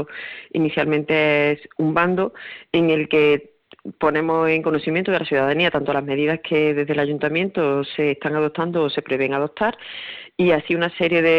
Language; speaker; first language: Spanish; native; Spanish